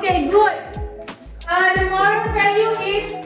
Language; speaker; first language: English; non-native, fluent; Indonesian